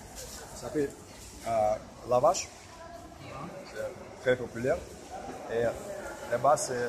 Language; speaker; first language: French; non-native, fluent; Russian